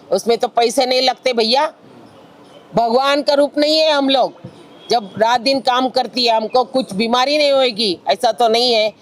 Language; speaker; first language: Hindi; non-native, local second language; Marathi